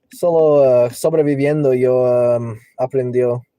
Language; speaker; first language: Spanish; non-native, learner; English